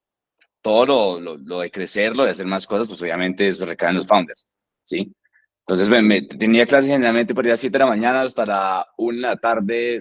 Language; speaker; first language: Spanish; native; Spanish